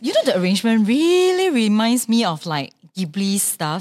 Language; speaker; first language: English; non-native, local second language; Chinese